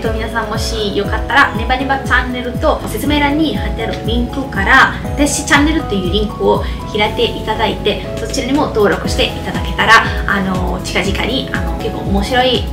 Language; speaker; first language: Japanese; non-native, fluent; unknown